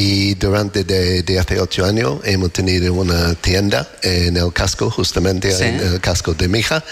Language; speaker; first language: Spanish; non-native, learner; English